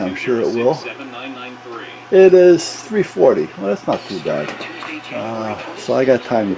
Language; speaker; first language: English; native; English